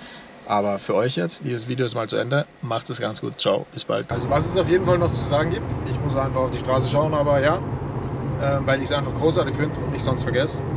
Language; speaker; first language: German; native; German